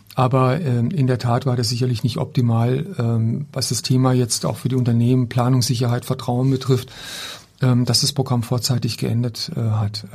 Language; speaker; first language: German; native; German